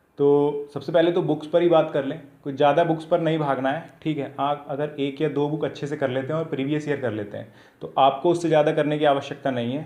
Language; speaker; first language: Hindi; native; Hindi